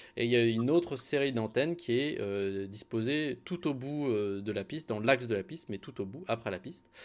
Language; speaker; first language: French; native; French